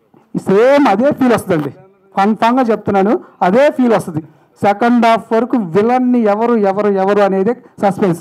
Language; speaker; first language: Telugu; native; Telugu